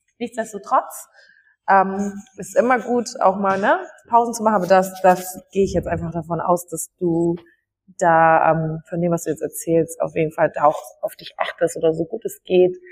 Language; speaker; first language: German; native; German